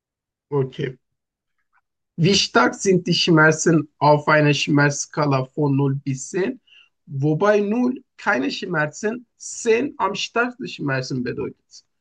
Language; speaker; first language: German; non-native, learner; Turkish